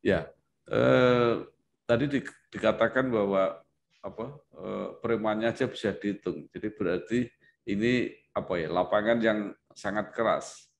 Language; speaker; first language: Indonesian; native; Indonesian